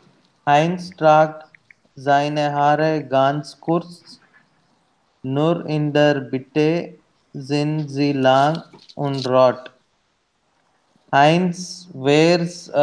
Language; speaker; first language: German; non-native, learner; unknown